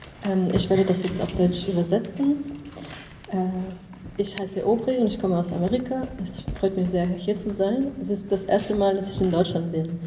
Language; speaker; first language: German; non-native, learner; English